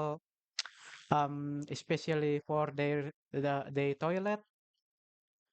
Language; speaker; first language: English; non-native, learner; Indonesian